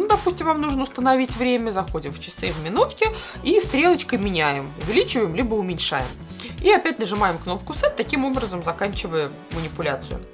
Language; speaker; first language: Russian; native; Russian